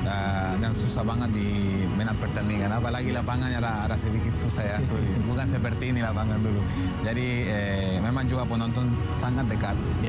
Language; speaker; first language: Indonesian; non-native, fluent; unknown